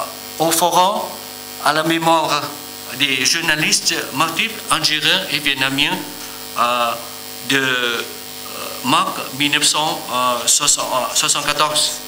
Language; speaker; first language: French; non-native, learner; Vietnamese